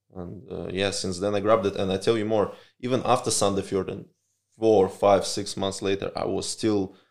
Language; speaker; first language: English; early bilingual, other home language; Russian